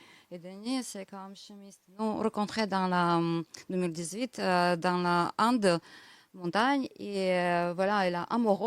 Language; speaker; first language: French; non-native, learner; Russian